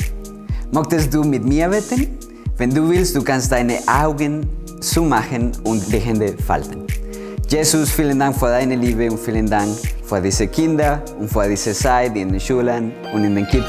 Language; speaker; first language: German; non-native, fluent; Spanish